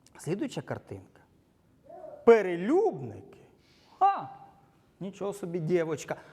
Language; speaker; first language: Ukrainian; non-native, local second language; Russian